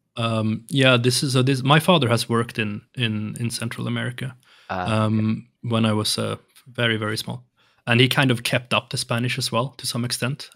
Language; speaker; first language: English; non-native, fluent; Swedish